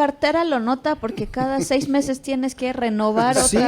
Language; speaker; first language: Spanish; native; Spanish